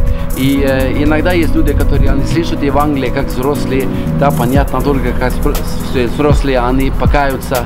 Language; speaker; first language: Russian; non-native, fluent; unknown